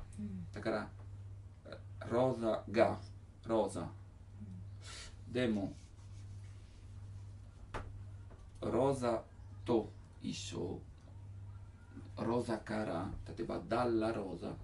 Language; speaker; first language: Japanese; non-native, learner; Italian